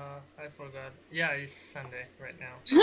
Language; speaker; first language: English; non-native, learner; Bangla